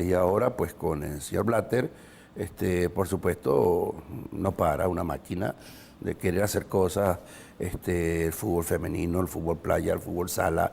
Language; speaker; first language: Spanish; native; Spanish